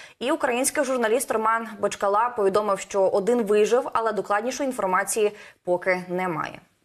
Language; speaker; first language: Ukrainian; native; Ukrainian